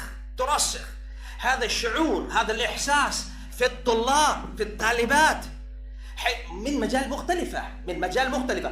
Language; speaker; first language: Arabic; non-native, fluent; Urdu